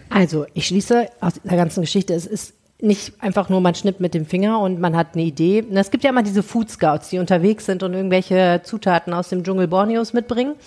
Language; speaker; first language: German; native; German